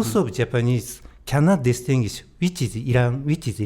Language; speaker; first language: English; non-native, learner; Japanese